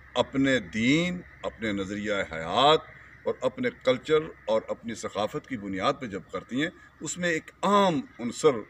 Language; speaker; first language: Urdu; non-native, local second language; Pahari-Potwari